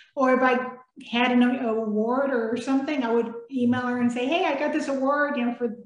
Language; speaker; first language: English; early bilingual, other home language; Spanish